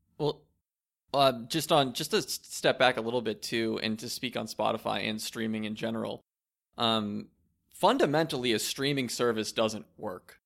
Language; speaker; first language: English; native; English